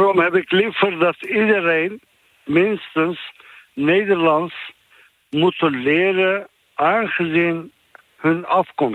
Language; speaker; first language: Dutch; non-native, fluent; Turkish